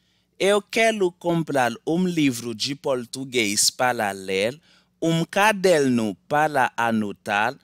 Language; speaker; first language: Portuguese; non-native, learner; Haitian Creole